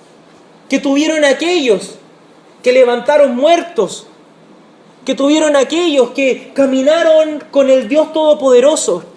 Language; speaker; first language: Spanish; native; Spanish